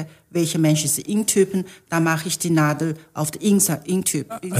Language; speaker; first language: German; non-native, fluent; Chinese